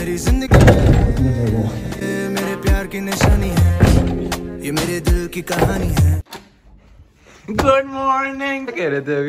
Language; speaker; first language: Urdu; native; Urdu